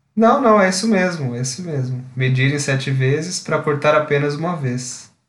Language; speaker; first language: Portuguese; native; Portuguese